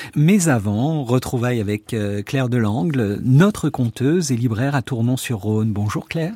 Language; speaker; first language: French; native; French